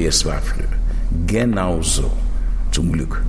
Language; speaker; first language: German; non-native, fluent; Russian